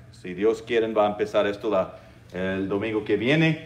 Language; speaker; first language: Spanish; non-native, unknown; English